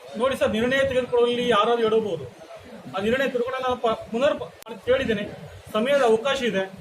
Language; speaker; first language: Kannada; native; Kannada